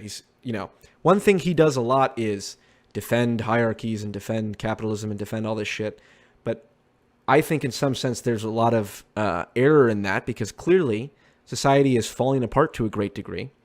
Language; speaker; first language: English; native; English